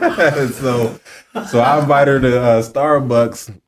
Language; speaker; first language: English; native; English